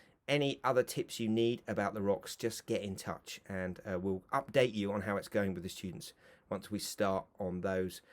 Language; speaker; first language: English; native; English